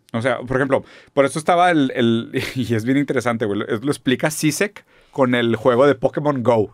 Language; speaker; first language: Spanish; non-native, fluent; German